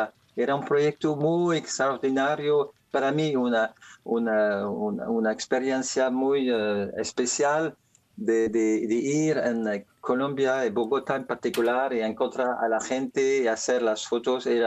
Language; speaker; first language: Spanish; non-native, learner; French